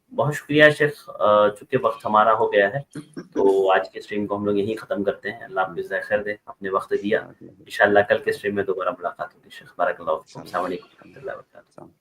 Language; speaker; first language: Urdu; native; Urdu